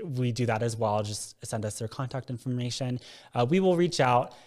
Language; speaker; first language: English; native; English